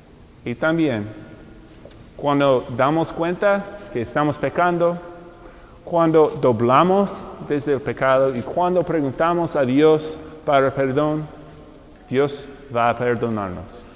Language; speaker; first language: Spanish; non-native, fluent; English